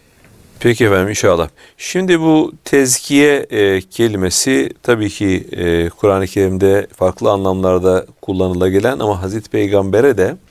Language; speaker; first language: Turkish; native; Turkish